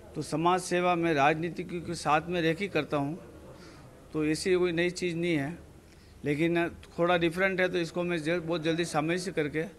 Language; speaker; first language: Hindi; native; Hindi